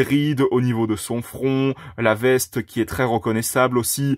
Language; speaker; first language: French; native; French